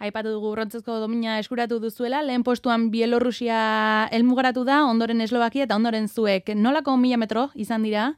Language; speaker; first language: Basque; native; Basque